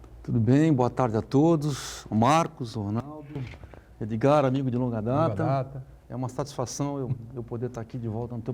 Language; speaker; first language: Portuguese; native; Portuguese